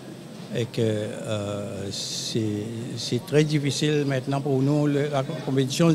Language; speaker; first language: French; non-native, local second language; Morisyen